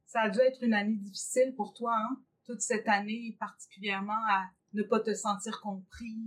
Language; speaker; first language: French; native; French